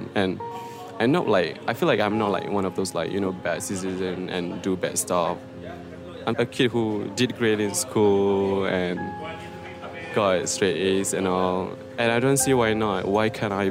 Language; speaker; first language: English; non-native, local second language; Malay